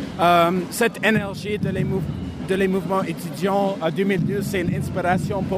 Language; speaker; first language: French; non-native, learner; English